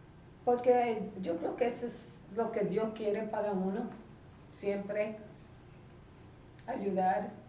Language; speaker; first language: Spanish; early bilingual, heritage; Spanish